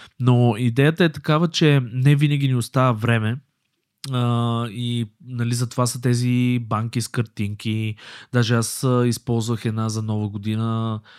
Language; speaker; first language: Bulgarian; native; Bulgarian